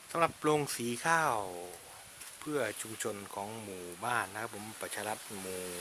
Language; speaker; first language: Thai; native; Thai